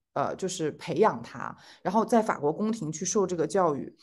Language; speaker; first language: Chinese; native; Chinese